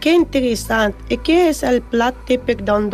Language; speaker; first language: Catalan; non-native, learner; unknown